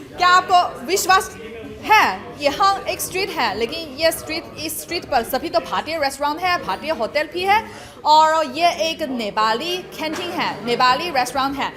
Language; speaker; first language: Hindi; non-native, fluent; Chinese